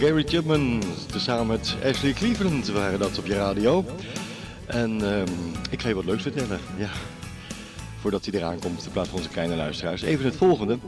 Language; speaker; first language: Dutch; native; Dutch